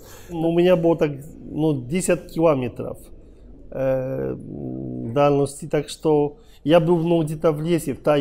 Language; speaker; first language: Russian; non-native, learner; Polish